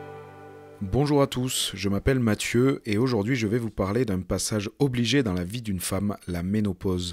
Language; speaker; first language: French; native; French